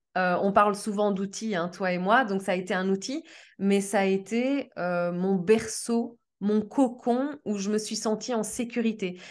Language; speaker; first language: French; early bilingual, other home language; Portuguese